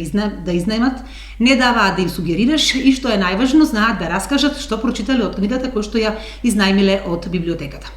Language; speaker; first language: Macedonian; native; Macedonian